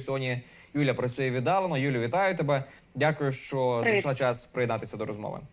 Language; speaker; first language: Ukrainian; native; Ukrainian